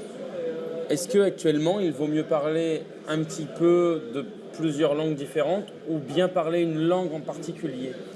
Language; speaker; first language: French; native; French